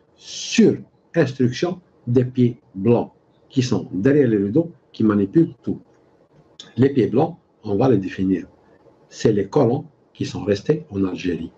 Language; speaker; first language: French; non-native, local second language; Arabic